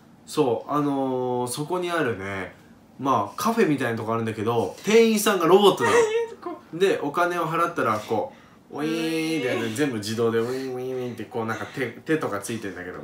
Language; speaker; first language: Japanese; native; Japanese